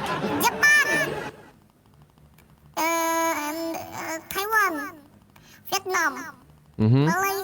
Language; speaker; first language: English; non-native, learner; Indonesian